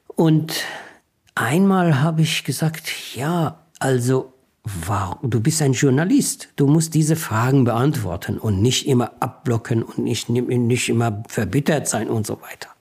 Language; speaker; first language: German; non-native, fluent; Persian